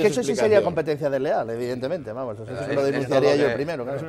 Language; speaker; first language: Spanish; native; Spanish